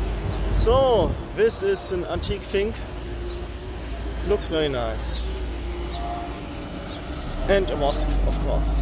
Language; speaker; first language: English; non-native, fluent; German